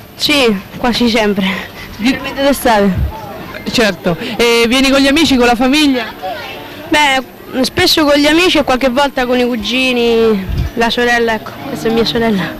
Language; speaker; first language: Italian; native; Italian